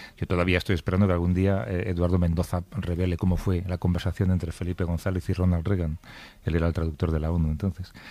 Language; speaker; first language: Spanish; native; Spanish